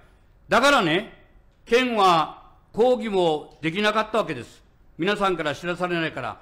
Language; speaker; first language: Japanese; native; Japanese